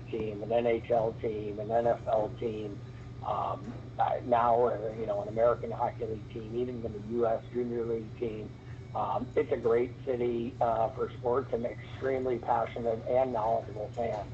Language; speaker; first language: English; native; English